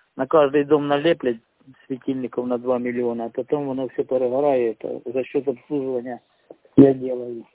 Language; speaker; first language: Russian; native; Russian